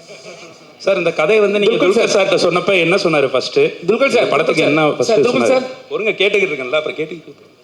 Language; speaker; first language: Tamil; native; Tamil